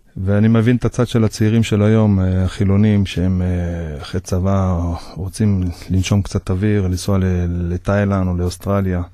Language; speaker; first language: Hebrew; native; Hebrew